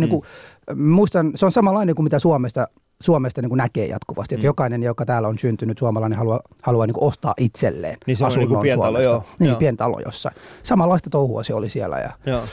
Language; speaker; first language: Finnish; non-native, fluent; Somali